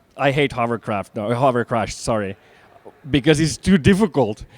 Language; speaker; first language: English; non-native, fluent; Finnish